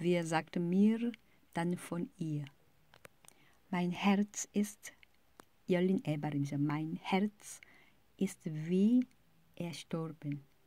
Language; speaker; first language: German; non-native, fluent; Korean